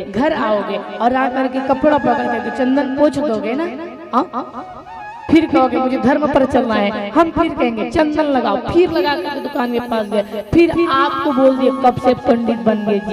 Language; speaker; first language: Hindi; non-native, local second language; Chhattisgarhi